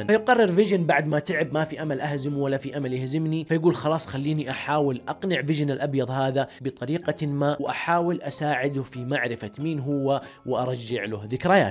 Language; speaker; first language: Arabic; native; Arabic